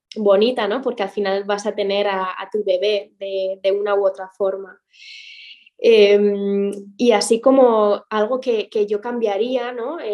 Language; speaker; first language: Spanish; native; Spanish